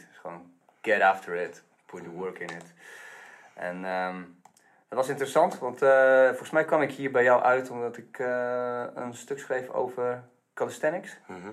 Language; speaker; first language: Dutch; native; Dutch